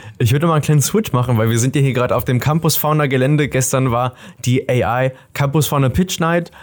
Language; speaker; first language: German; native; German